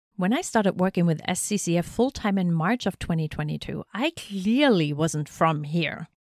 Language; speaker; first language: English; non-native, fluent; German